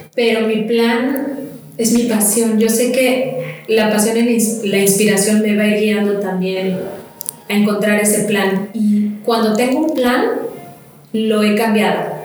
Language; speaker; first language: Spanish; native; Spanish